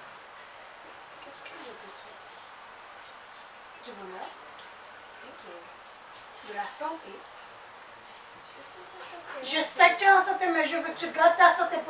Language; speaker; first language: French; non-native, local second language; Haitian Creole